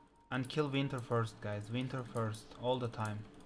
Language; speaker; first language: English; non-native, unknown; Turkish